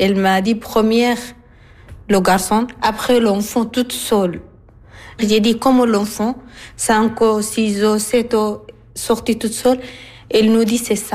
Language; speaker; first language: French; non-native, learner; Arabic